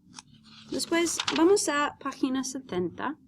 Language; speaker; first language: Spanish; non-native, fluent; English